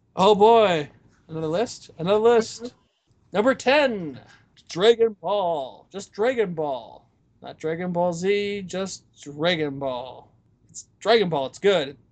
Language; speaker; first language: English; native; English